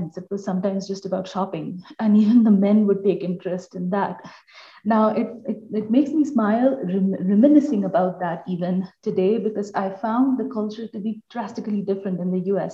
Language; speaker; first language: English; non-native, local second language; Bangla